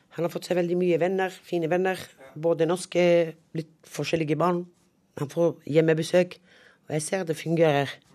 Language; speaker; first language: Norwegian; non-native, local second language; Romany